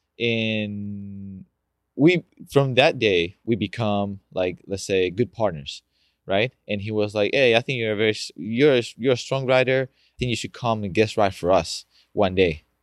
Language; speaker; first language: English; non-native, fluent; Spanish